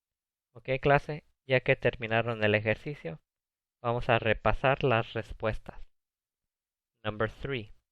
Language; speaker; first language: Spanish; early bilingual, other home language; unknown